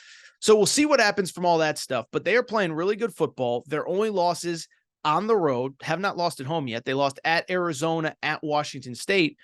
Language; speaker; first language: English; native; English